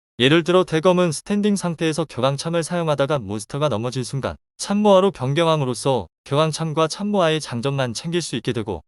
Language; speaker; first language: Korean; native; Korean